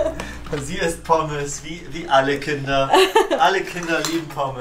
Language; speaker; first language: German; native; German